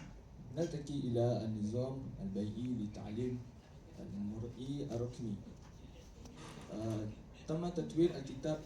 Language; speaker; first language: Arabic; non-native, learner; Malay